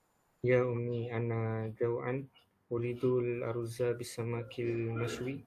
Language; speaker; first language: Arabic; non-native, learner; Malay